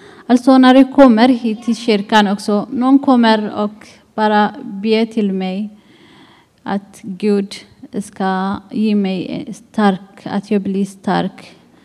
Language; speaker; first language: Swedish; non-native, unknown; Tigrinya